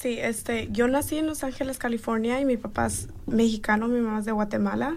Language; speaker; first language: Spanish; early bilingual, heritage; Spanish